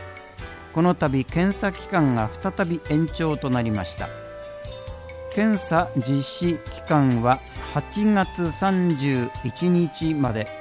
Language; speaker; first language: Japanese; native; Japanese